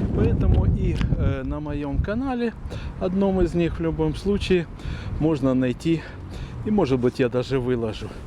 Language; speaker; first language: Russian; native; Russian